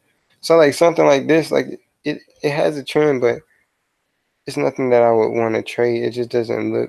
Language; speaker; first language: English; native; English